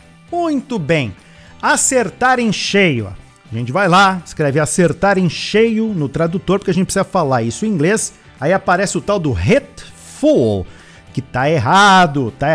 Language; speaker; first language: Portuguese; native; Portuguese